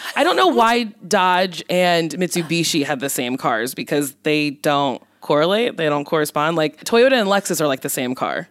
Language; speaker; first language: English; native; English